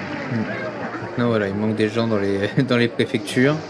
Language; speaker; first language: French; native; French